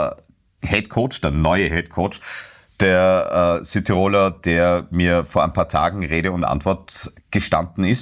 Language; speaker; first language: German; native; German